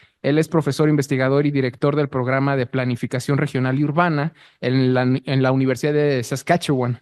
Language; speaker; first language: Spanish; native; Spanish